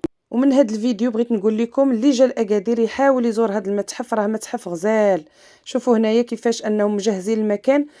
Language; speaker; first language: Arabic; native; Arabic